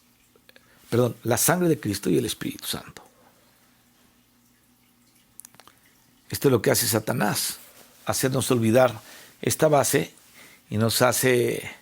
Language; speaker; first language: Spanish; native; Spanish